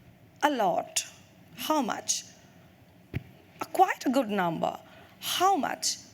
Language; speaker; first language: English; non-native, local second language; Bangla